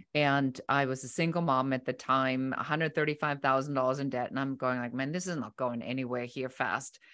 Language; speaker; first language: English; non-native, fluent; German